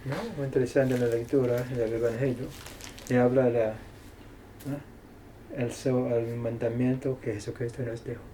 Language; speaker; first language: Spanish; non-native, fluent; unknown